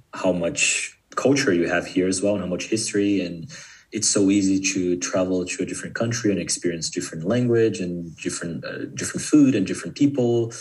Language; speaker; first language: English; non-native, fluent; Portuguese